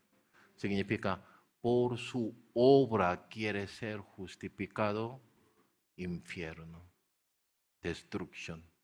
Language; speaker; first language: Spanish; non-native, learner; Korean